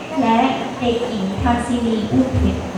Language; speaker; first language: Thai; native; Thai